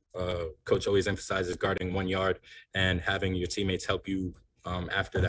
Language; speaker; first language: English; native; English